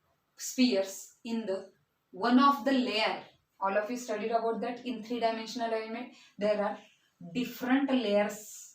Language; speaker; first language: English; non-native, local second language; Marathi